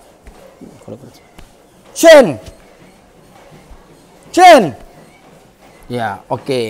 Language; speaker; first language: Japanese; non-native, learner; Thai